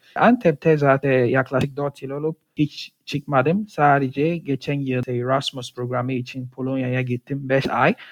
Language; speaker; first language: Turkish; non-native, fluent; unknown